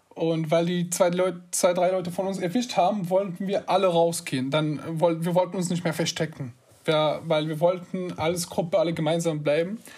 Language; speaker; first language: German; non-native, fluent; Arabic